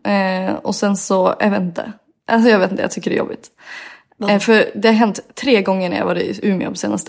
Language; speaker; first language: Swedish; native; Swedish